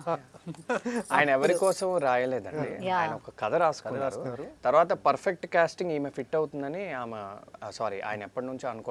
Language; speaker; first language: Telugu; native; Telugu